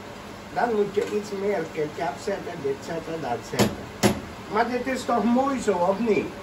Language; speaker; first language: Dutch; non-native, local second language; Caribbean Hindustani